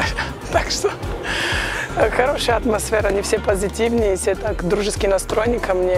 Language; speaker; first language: Russian; non-native, learner; Bulgarian